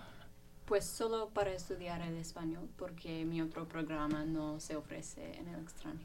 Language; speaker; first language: Spanish; non-native, fluent; English